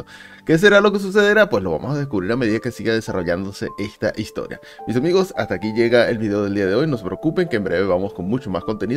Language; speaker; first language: Spanish; native; Spanish